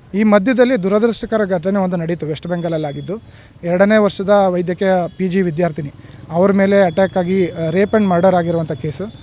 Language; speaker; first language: Kannada; native; Kannada